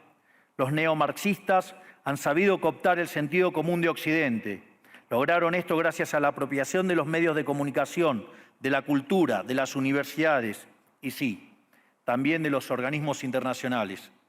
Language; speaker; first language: Spanish; native; Spanish